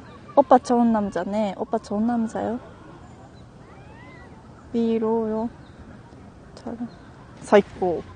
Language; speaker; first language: Korean; non-native, learner; Japanese